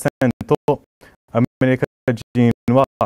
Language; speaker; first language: Japanese; non-native, fluent; English